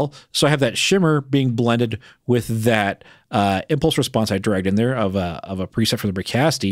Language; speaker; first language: English; native; English